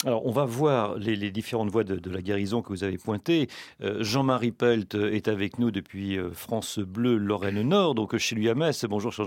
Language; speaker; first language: French; native; French